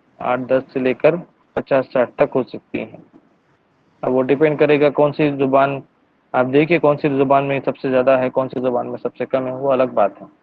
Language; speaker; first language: Urdu; native; Urdu